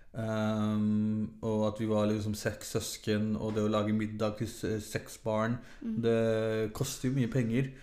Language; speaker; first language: Norwegian; early bilingual, other home language; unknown